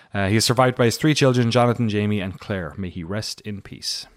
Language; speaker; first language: English; native; English